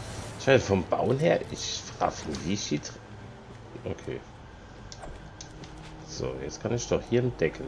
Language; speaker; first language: German; native; German